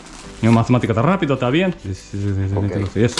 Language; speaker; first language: Spanish; native; Spanish